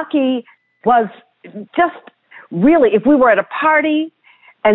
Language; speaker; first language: English; native; English